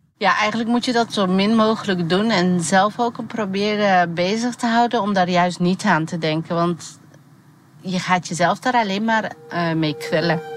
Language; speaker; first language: Dutch; non-native, fluent; Turkish